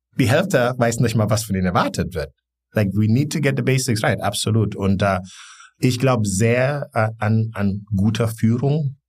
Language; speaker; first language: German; non-native, fluent; Wolof